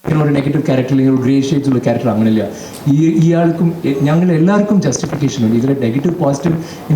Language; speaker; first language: Malayalam; non-native, local second language; Tamil